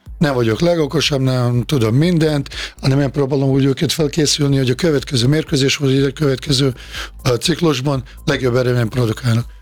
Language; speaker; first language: Hungarian; non-native, fluent; Bosnian